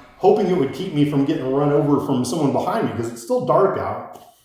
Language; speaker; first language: English; native; English